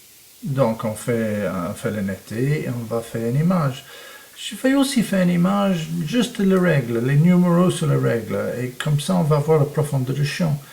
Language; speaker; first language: French; non-native, fluent; English